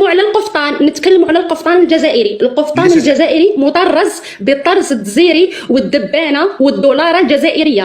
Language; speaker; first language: Arabic; native; Arabic